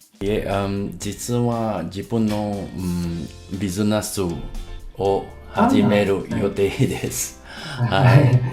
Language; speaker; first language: Japanese; non-native, learner; English